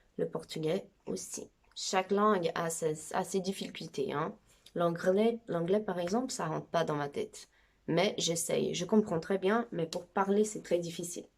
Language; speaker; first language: French; non-native, fluent; Portuguese